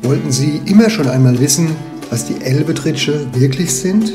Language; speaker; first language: German; native; German